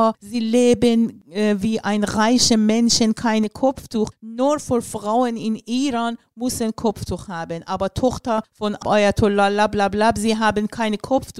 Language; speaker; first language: German; non-native, learner; Persian